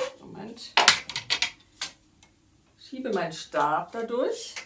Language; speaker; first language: German; native; German